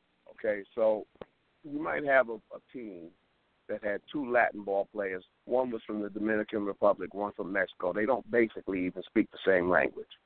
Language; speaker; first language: English; native; English